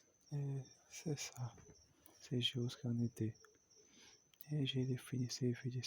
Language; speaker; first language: French; non-native, learner; Portuguese